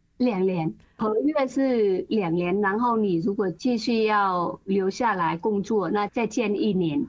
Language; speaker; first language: Chinese; non-native, fluent; Vietnamese